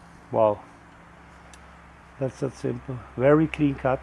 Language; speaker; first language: English; non-native, fluent; German